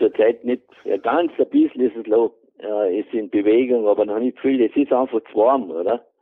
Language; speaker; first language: German; native; German